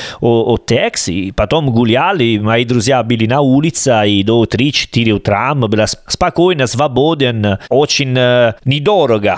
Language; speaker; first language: Russian; non-native, learner; Italian